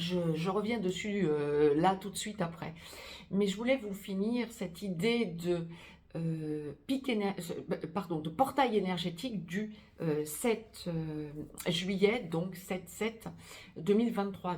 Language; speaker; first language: French; native; French